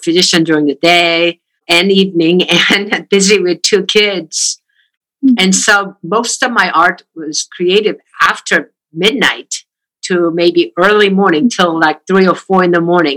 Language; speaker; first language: English; non-native, fluent; Korean